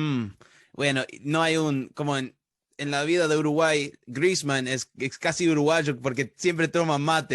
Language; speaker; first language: Spanish; early bilingual, heritage; Spanish